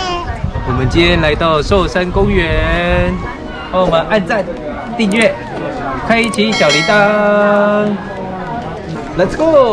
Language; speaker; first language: Chinese; native; Chinese